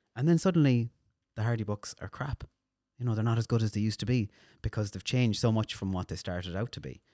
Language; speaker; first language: English; native; English